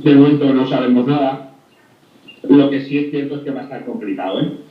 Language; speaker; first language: Spanish; native; Spanish